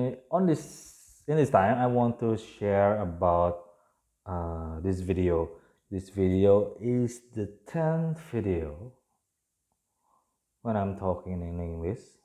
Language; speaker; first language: English; non-native, learner; Indonesian